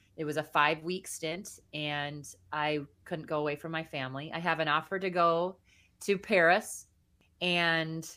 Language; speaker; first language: English; native; English